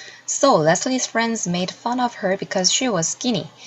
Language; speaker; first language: English; non-native, fluent; Korean